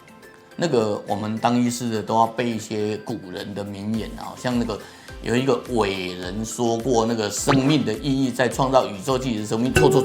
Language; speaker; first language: Chinese; native; Chinese